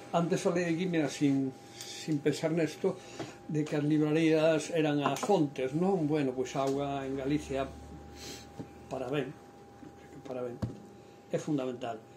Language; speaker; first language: Galician; native; Galician